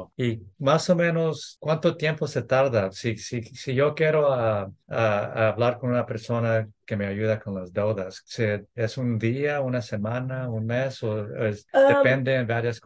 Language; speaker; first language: Spanish; early bilingual, heritage; English